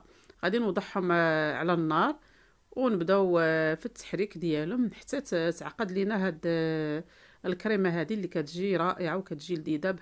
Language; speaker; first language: Arabic; native; Arabic